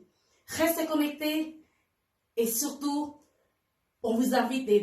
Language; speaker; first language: French; non-native, fluent; Indonesian